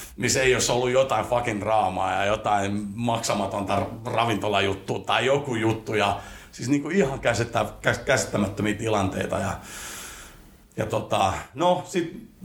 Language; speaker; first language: Finnish; early bilingual, other home language; Spanish